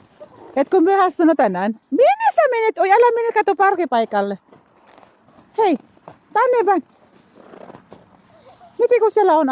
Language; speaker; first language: Finnish; non-native, learner; Filipino